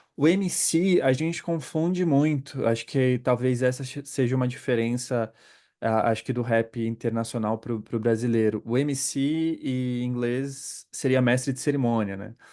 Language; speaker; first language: Portuguese; native; Portuguese